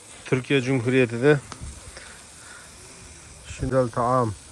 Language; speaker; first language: Turkish; non-native, learner; Kazakh